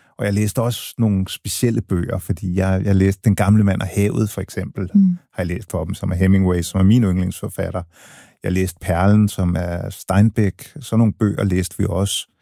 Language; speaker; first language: Danish; early bilingual, other home language; English